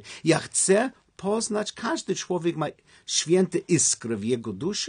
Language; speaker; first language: Polish; non-native, learner; English